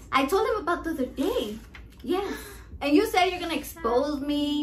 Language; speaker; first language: English; early bilingual, other home language; Spanish